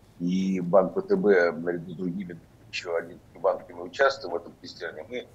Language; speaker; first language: Russian; native; Russian